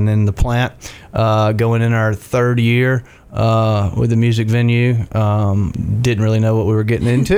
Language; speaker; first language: English; native; English